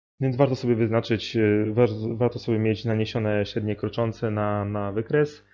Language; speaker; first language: Polish; native; Polish